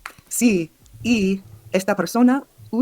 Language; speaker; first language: Spanish; non-native, learner; English